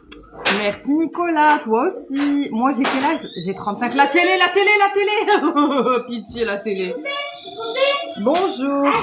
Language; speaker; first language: French; native; French